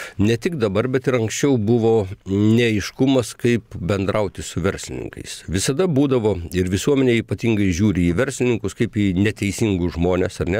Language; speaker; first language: Lithuanian; native; Lithuanian